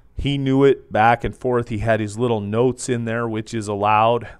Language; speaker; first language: English; native; English